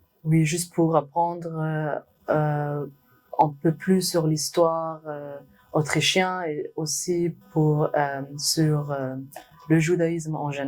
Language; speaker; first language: French; non-native, learner; German